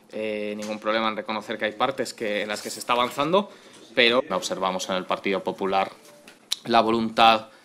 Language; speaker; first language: Spanish; native; Spanish